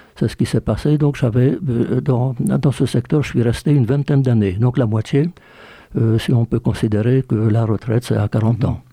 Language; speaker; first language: French; early bilingual, other home language; Polish